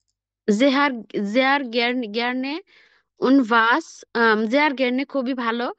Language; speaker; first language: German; non-native, learner; Bangla